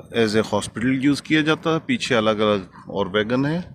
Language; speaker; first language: Hindi; non-native, fluent; Russian